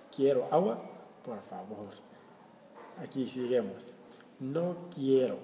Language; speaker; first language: Spanish; non-native, learner; Swahili